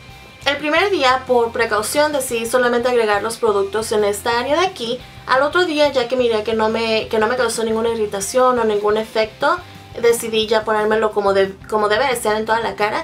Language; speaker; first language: Spanish; native; Spanish